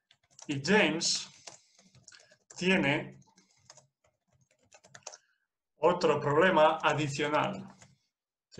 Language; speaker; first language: Spanish; non-native, fluent; English